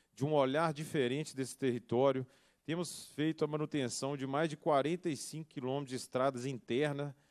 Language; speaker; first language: Portuguese; native; Portuguese